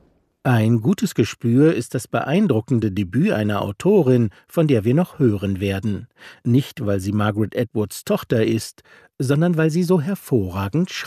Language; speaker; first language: German; native; German